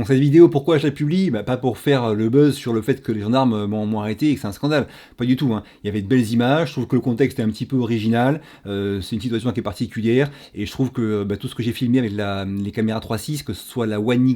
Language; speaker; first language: French; native; French